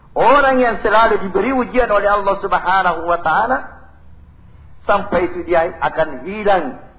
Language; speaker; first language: Indonesian; non-native, local second language; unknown